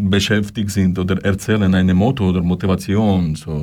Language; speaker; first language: German; non-native, learner; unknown